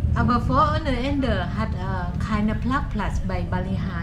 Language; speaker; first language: German; non-native, learner; Thai